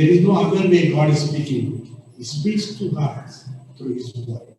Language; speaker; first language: English; non-native, local second language; Kannada